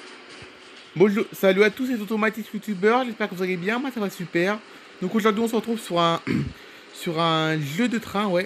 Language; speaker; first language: French; native; French